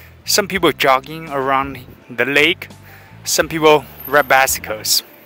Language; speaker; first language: English; non-native, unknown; Chinese